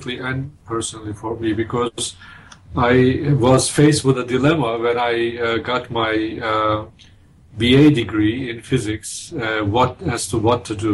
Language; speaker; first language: English; non-native, fluent; Turkish